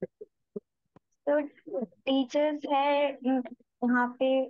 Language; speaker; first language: Hindi; native; Hindi